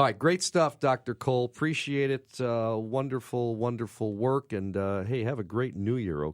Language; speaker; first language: English; native; English